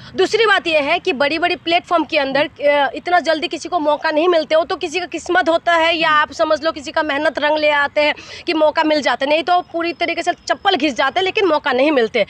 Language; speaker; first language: Hindi; non-native, local second language; Assamese